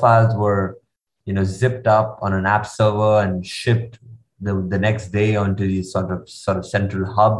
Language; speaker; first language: English; non-native, local second language; Hindi